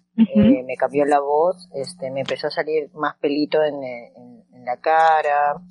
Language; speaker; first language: Spanish; native; Spanish